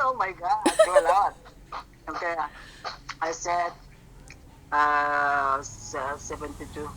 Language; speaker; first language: English; non-native, learner; Indonesian